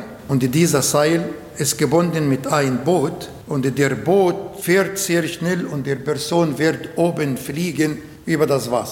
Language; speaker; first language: German; non-native, learner; Arabic